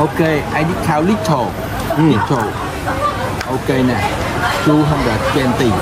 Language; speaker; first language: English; non-native, learner; Vietnamese